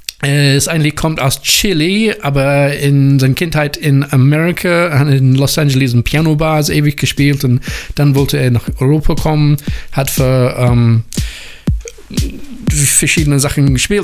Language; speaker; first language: German; non-native, learner; English